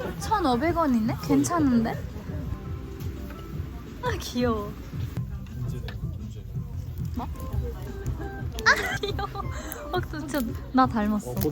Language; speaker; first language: Korean; non-native, fluent; Turkish